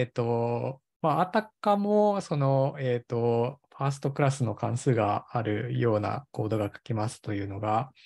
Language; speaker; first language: Japanese; native; Japanese